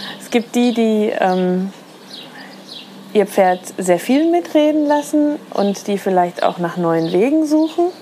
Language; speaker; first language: German; native; German